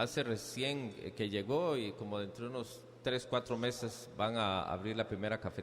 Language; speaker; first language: Spanish; native; Spanish